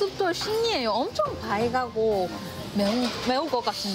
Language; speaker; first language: Korean; non-native, learner; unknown